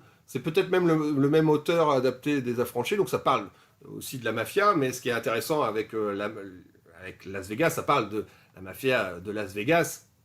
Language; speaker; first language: French; native; French